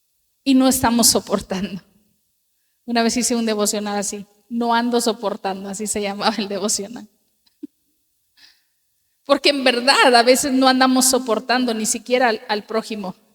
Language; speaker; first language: Spanish; native; Spanish